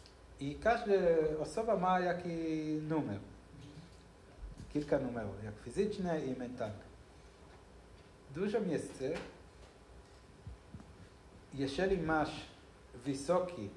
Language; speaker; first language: Polish; non-native, learner; Hebrew